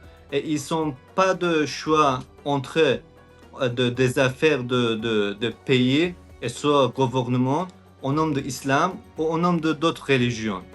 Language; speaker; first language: French; non-native, learner; Azerbaijani